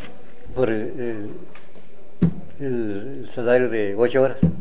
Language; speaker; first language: Spanish; native; Spanish